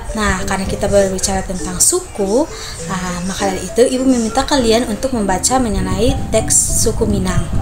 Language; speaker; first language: Indonesian; native; Indonesian